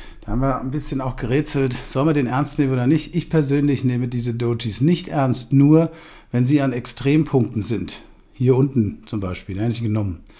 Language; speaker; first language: German; native; German